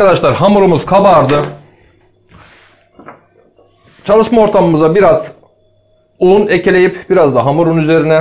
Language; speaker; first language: Turkish; native; Turkish